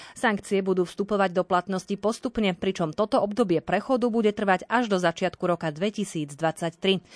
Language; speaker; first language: Slovak; native; Slovak